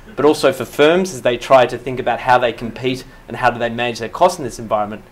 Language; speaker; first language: English; native; English